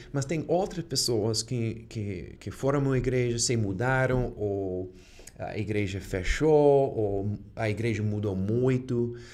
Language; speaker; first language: Portuguese; non-native, fluent; English